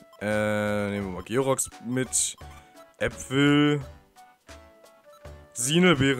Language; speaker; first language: German; native; German